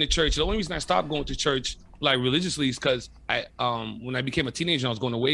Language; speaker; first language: English; native; English